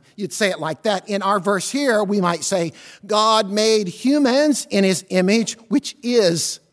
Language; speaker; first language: English; native; English